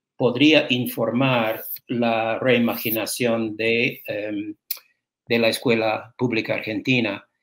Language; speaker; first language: Spanish; non-native, fluent; English